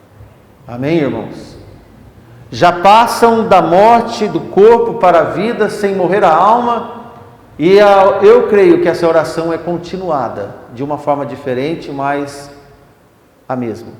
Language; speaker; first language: Portuguese; native; Portuguese